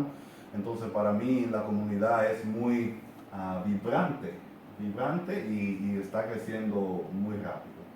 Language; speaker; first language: Spanish; non-native, fluent; English